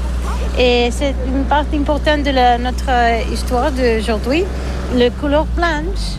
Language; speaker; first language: French; non-native, learner; Catalan